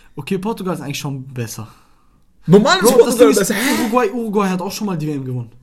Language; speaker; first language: German; non-native, fluent; Arabic